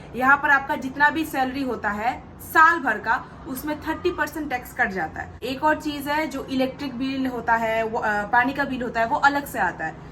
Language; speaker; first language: Hindi; non-native, local second language; Bangla